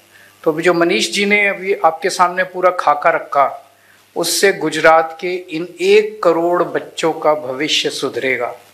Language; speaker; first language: Hindi; native; Hindi